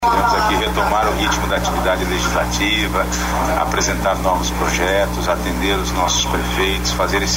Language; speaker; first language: Portuguese; native; Portuguese